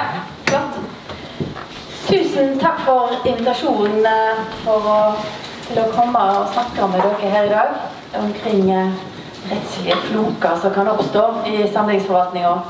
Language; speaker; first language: Norwegian; native; Norwegian